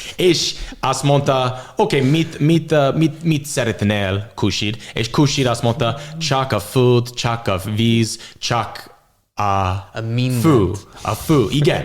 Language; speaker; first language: Hungarian; non-native, learner; English